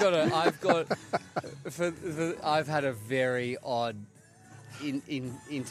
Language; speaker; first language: English; native; English